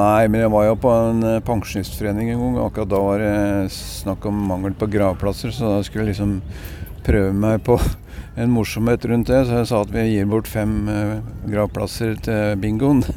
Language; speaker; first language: Norwegian; native; Norwegian